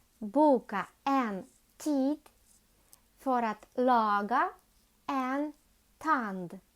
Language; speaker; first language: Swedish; non-native, learner; Ukrainian